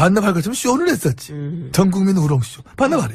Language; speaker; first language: Korean; native; Korean